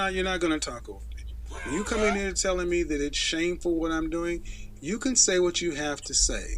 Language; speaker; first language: English; native; English